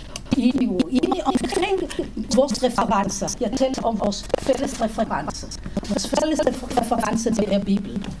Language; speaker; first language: Danish; non-native, fluent; Hebrew